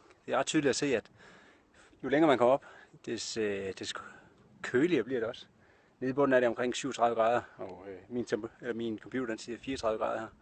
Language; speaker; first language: Danish; native; Danish